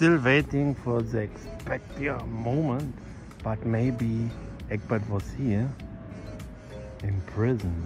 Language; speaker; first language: English; non-native, learner; German